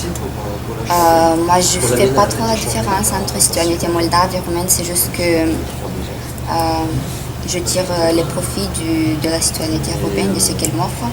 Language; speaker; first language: French; non-native, fluent; Romanian